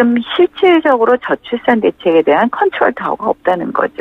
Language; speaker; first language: Korean; native; Korean